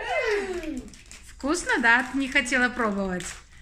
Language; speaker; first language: Russian; native; Russian